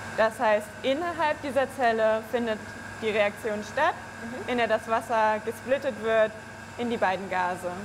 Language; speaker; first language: German; native; German